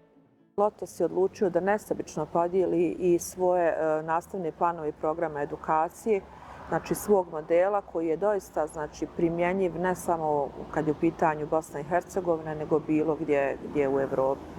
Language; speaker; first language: Bosnian; native; Bosnian